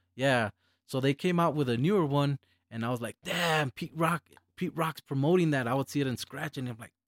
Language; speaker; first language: English; early bilingual, other home language; Spanish